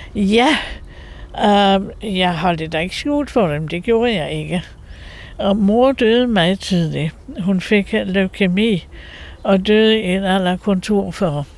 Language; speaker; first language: Danish; native; Danish